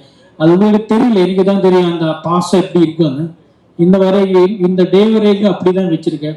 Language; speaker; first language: Tamil; non-native, learner; Malayalam